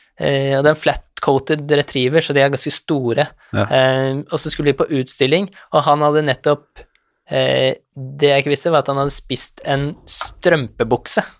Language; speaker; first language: Norwegian; native; Norwegian